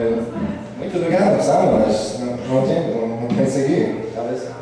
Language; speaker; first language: Portuguese; non-native, learner; English